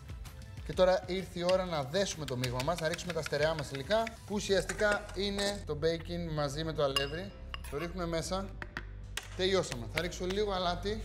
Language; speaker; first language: Greek; native; Greek